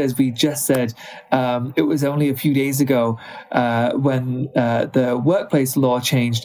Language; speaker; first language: English; native; English